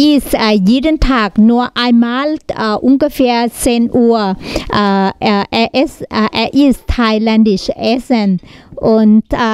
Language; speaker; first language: German; non-native, learner; Thai